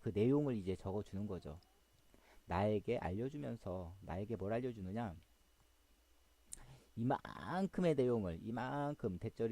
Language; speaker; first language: Korean; native; Korean